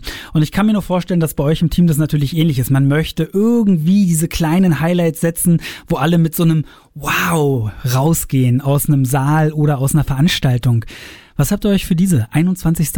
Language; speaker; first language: German; native; German